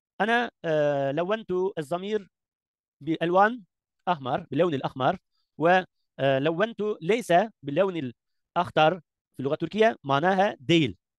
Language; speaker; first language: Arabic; non-native, learner; Turkish